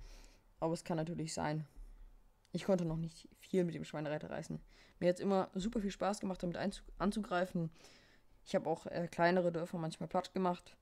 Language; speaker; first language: German; native; German